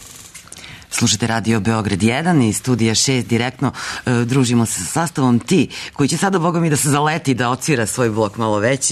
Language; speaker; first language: Serbian; native; Serbian